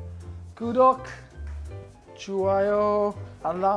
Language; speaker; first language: Korean; non-native, learner; English